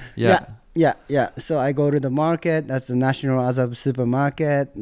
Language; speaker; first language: English; non-native, learner; Japanese